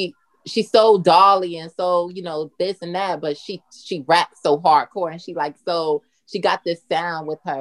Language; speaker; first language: English; native; English